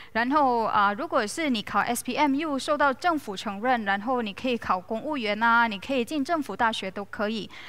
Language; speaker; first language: Chinese; non-native, local second language; Malay